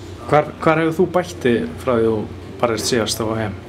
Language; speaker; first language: Icelandic; native; Icelandic